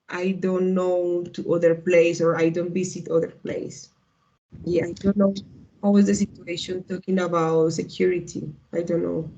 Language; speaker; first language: English; non-native, learner; Spanish